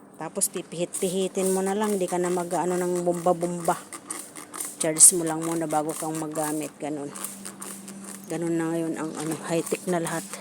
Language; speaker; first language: Filipino; non-native, local second language; Iloko